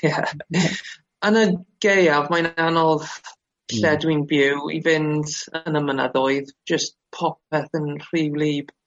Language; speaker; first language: Welsh; non-native, local second language; English